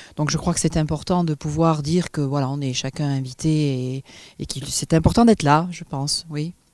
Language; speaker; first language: French; native; French